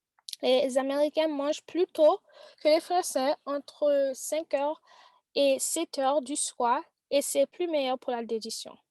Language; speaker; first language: French; non-native, learner; English